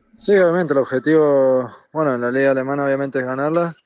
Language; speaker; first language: Spanish; native; Spanish